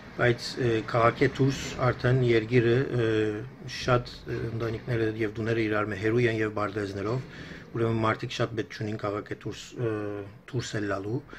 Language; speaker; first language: Armenian; early bilingual, heritage; Armenian